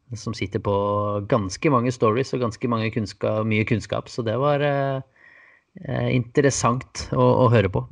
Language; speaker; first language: Norwegian; native; Norwegian